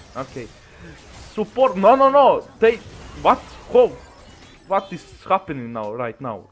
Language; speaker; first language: English; non-native, learner; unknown